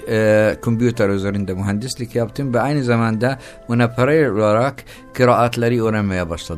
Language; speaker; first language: Turkish; non-native, learner; Arabic